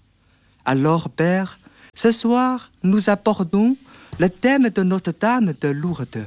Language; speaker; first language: French; non-native, fluent; Chinese